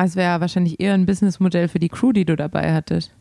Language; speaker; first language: German; native; German